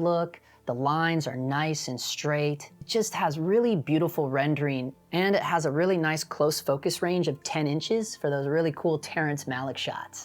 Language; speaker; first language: English; native; English